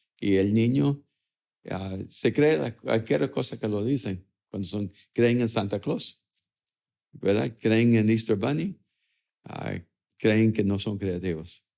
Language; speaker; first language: Spanish; early bilingual, other home language; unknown